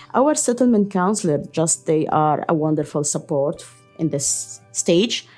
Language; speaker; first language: English; early bilingual, other home language; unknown